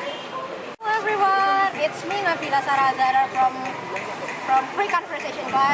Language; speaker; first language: English; non-native, fluent; Indonesian